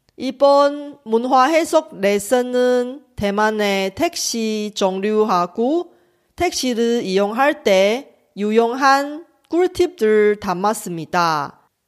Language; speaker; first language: Korean; non-native, fluent; Chinese